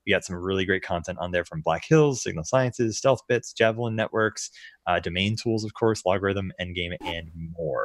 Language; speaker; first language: English; native; English